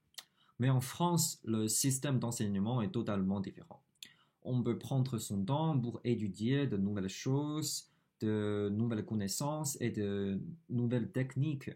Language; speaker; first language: French; non-native, fluent; Chinese